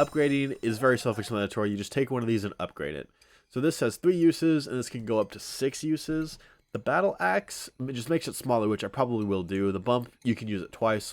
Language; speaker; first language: English; native; English